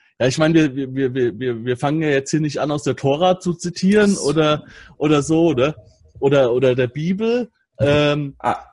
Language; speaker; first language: German; native; German